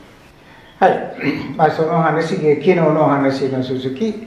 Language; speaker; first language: Japanese; non-native, fluent; Sinhala